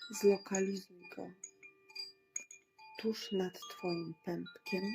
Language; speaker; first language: Polish; native; Polish